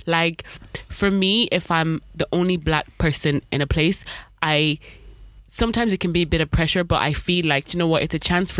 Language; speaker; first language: English; native; English